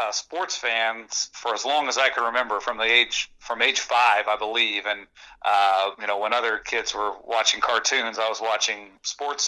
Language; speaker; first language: English; native; English